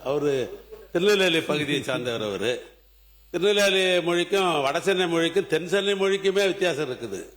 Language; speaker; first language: Tamil; native; Tamil